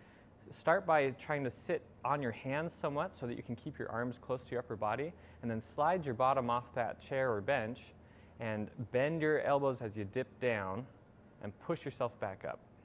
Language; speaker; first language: English; native; English